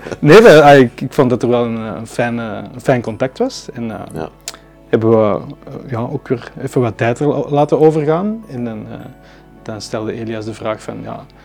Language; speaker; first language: Dutch; native; Dutch